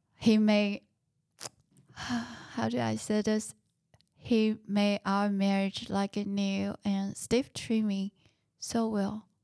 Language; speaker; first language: English; non-native, fluent; Chinese